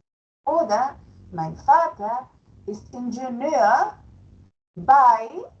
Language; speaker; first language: German; non-native, fluent; Spanish